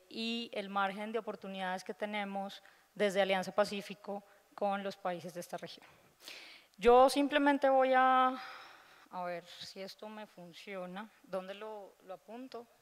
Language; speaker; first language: Spanish; native; Spanish